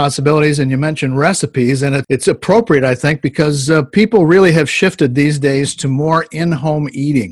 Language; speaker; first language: English; native; English